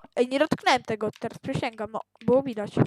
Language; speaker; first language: Polish; native; Polish